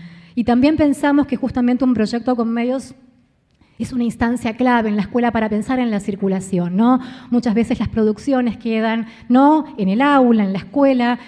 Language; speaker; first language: Spanish; native; Spanish